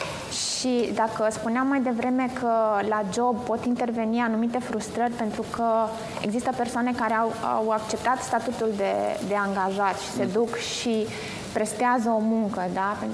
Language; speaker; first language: Romanian; native; Romanian